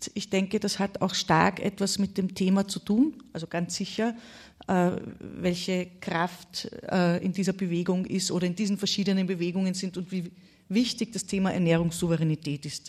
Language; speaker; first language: German; native; German